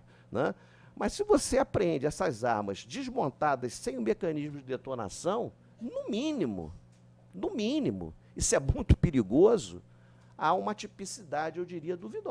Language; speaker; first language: Portuguese; native; Portuguese